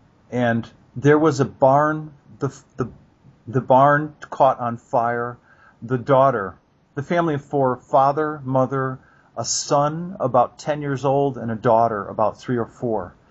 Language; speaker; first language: English; native; English